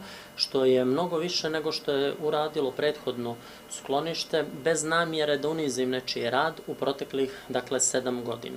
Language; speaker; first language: Serbian; native; Serbian